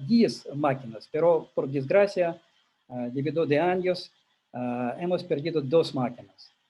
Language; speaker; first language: Spanish; non-native, learner; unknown